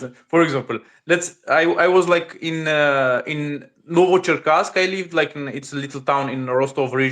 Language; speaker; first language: English; non-native, learner; Russian